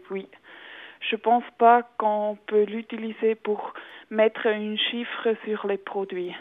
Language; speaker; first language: French; non-native, local second language; German